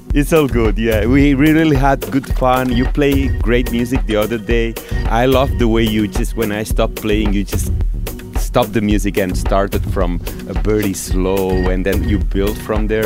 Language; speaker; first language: English; non-native, fluent; Spanish